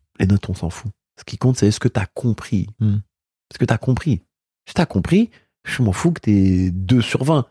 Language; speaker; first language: French; early bilingual, other home language; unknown